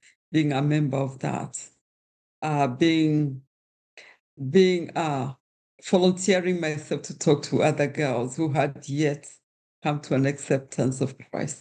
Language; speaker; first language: English; non-native, local second language; Kikuyu